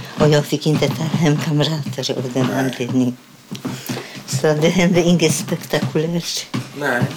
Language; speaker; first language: Swedish; non-native, fluent; Polish